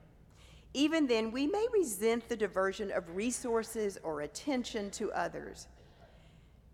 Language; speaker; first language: English; native; English